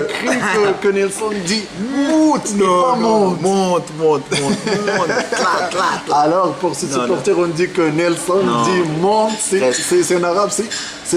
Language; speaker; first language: French; non-native, local second language; Arabic